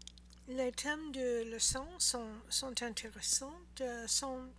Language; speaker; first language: French; non-native, learner; English